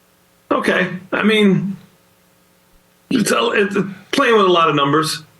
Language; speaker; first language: English; native; English